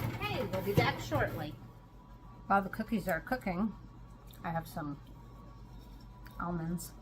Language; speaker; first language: English; native; English